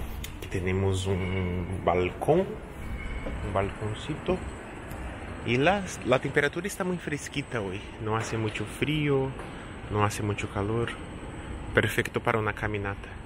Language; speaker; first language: Spanish; non-native, fluent; Portuguese